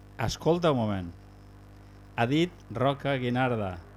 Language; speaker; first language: Catalan; native; Catalan